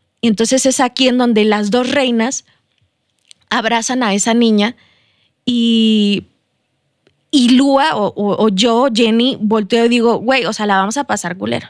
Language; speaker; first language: Spanish; native; Spanish